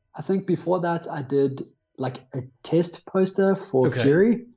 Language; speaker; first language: English; native; English